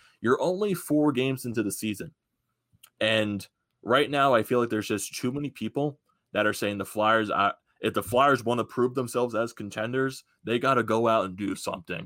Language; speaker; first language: English; native; English